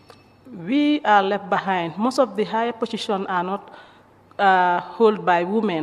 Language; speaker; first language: English; non-native, local second language; Mandingo